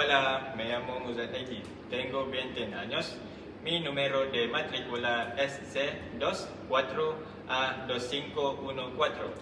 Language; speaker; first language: Spanish; non-native, learner; Malay